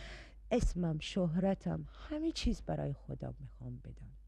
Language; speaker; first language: Persian; non-native, learner; Arabic